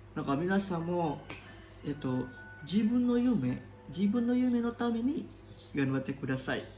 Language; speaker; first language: Japanese; non-native, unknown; Indonesian